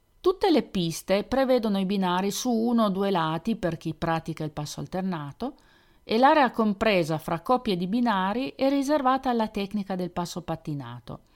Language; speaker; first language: Italian; native; Italian